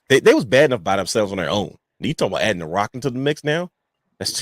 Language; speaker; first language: English; native; English